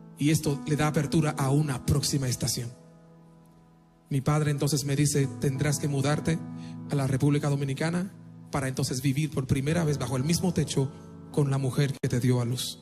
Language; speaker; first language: Spanish; non-native, fluent; Haitian Creole